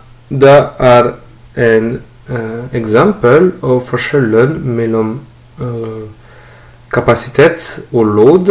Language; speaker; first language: Norwegian; non-native, fluent; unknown